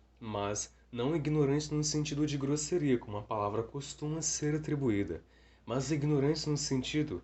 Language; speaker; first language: Portuguese; native; Portuguese